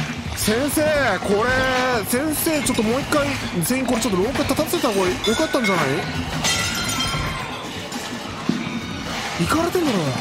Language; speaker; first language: Japanese; native; Japanese